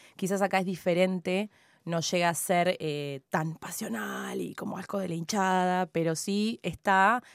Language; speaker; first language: Spanish; native; Spanish